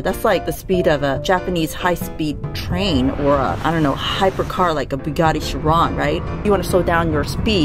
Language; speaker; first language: English; native; English